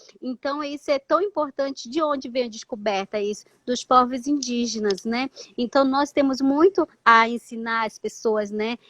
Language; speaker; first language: Portuguese; non-native, local second language; Ticuna